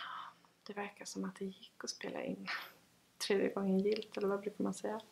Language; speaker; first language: Swedish; native; Swedish